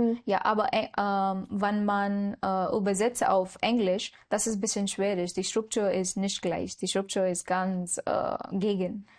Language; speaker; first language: German; non-native, learner; Marathi